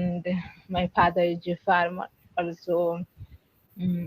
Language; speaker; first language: English; non-native, learner; Odia